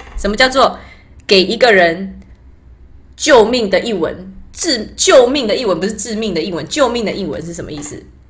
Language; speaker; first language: Chinese; early bilingual, heritage; Chinese